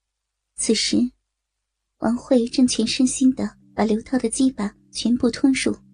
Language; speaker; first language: Chinese; native; Chinese